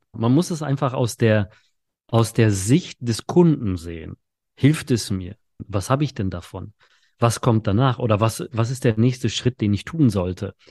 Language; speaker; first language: German; early bilingual, other home language; Polish